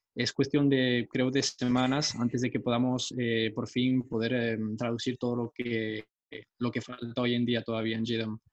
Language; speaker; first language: Spanish; non-native, fluent; French